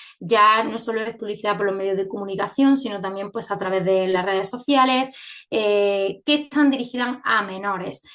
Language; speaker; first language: Spanish; native; Spanish